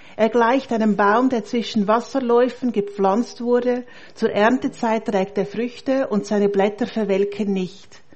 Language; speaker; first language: German; native; German